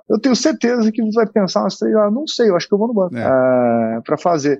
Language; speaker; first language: Portuguese; native; Portuguese